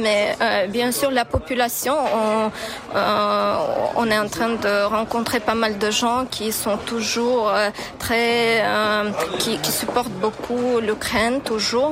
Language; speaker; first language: French; non-native, fluent; Ukrainian